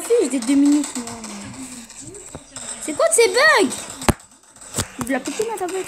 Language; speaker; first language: French; native; French